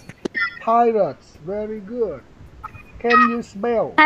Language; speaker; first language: English; non-native, fluent; Vietnamese